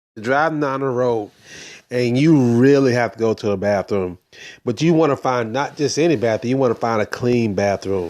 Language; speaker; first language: English; native; English